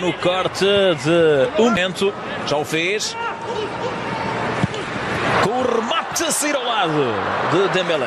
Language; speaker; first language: Portuguese; native; Portuguese